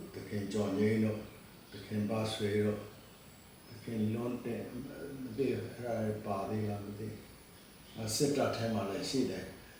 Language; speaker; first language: Burmese; non-native, local second language; S'gaw Karen